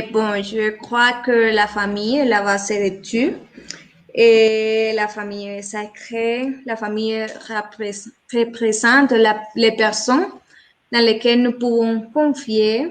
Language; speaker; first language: French; non-native, learner; Spanish